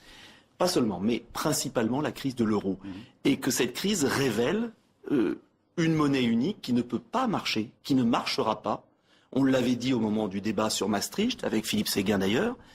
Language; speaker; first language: French; native; French